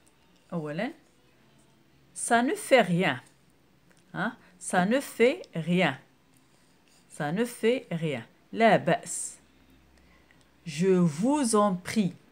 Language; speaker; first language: French; non-native, local second language; Arabic